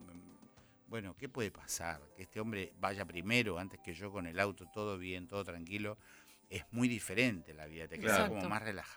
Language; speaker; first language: Spanish; native; Spanish